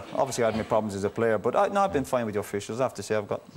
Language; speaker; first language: English; native; English